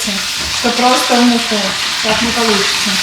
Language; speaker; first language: Russian; native; Russian